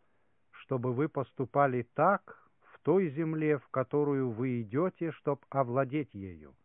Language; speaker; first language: Russian; native; Russian